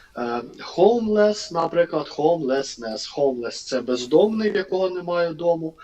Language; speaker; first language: Ukrainian; non-native, local second language; Russian